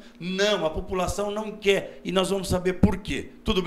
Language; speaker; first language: Portuguese; native; Portuguese